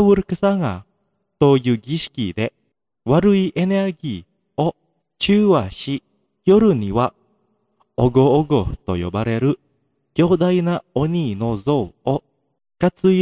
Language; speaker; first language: Japanese; non-native, fluent; Indonesian